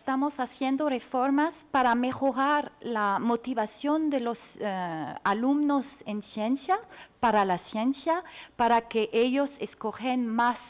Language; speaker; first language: Spanish; non-native, learner; French